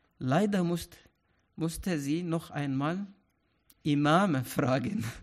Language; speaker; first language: German; non-native, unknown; Arabic